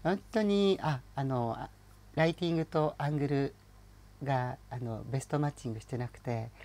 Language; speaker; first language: Japanese; native; Japanese